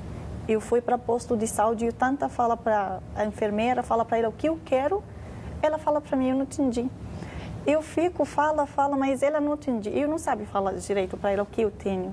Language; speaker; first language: Portuguese; non-native, learner; Arabic